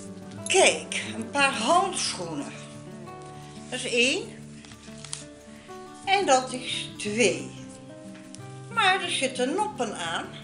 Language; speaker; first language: Dutch; native; Dutch